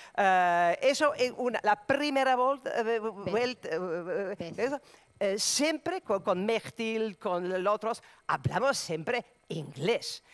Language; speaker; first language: Spanish; non-native, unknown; Serbian